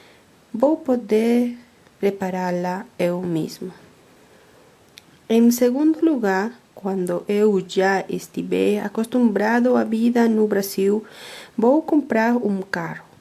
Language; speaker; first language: Portuguese; non-native, fluent; Spanish